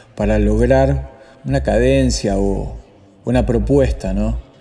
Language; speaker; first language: Spanish; native; Spanish